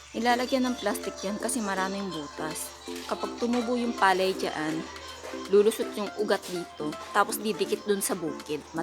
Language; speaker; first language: Filipino; native; Filipino